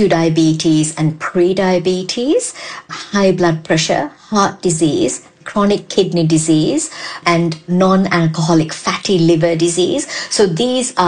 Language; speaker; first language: English; non-native, local second language; Sinhala